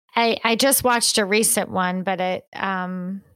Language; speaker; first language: English; native; English